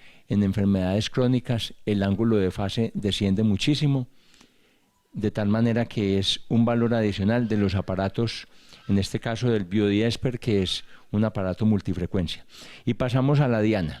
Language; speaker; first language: Spanish; native; Spanish